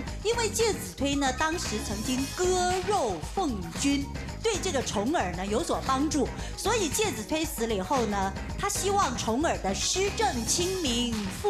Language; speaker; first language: Chinese; native; Chinese